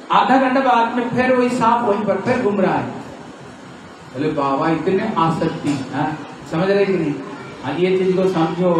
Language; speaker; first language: Hindi; native; Hindi